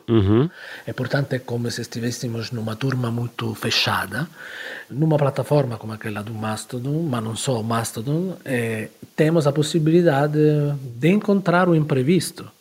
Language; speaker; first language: Portuguese; non-native, fluent; Italian